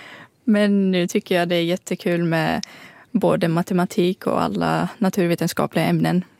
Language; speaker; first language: Swedish; non-native, fluent; Ukrainian